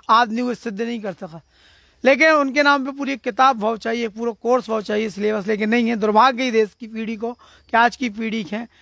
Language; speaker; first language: Hindi; native; Hindi